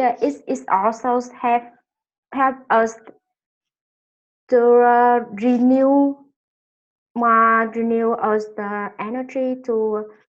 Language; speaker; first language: English; non-native, learner; Vietnamese